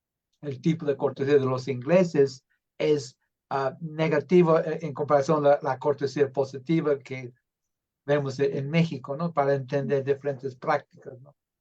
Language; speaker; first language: Spanish; non-native, fluent; English